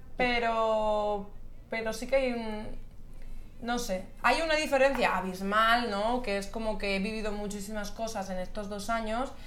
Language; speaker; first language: Spanish; non-native, local second language; Catalan